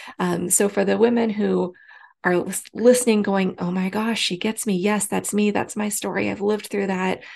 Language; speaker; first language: English; native; English